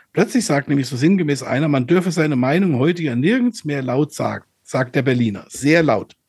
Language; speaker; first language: German; native; German